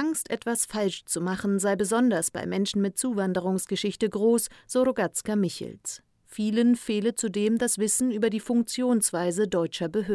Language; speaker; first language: German; native; German